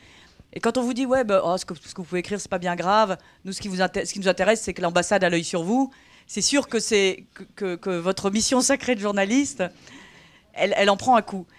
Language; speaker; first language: French; native; French